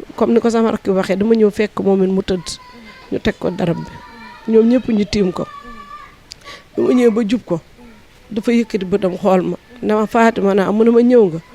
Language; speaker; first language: Wolof; native; Wolof